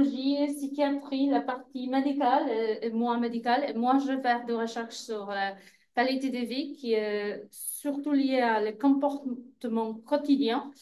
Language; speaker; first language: French; non-native, fluent; Polish